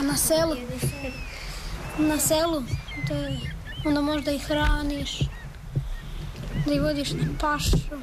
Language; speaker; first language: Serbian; early bilingual, heritage; Croatian